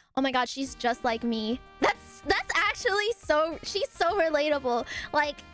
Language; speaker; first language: English; native; English